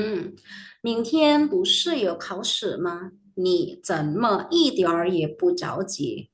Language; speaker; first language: Chinese; non-native, fluent; Indonesian